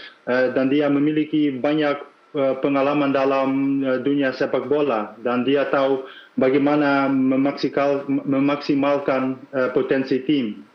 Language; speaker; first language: Indonesian; non-native, fluent; Dutch